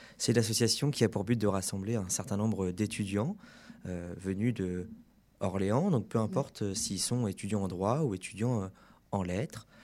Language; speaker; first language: French; native; French